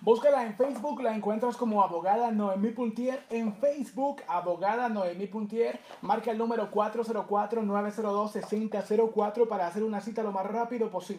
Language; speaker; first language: Spanish; native; Spanish